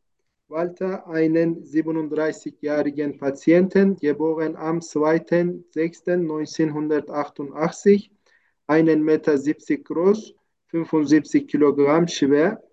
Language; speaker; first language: German; non-native, fluent; Turkish